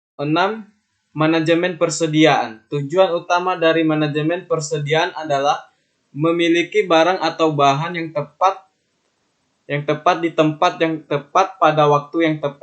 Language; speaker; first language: Indonesian; native; Indonesian